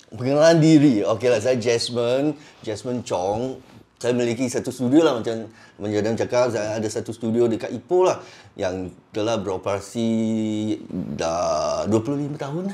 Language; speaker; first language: Malay; non-native, local second language; Cantonese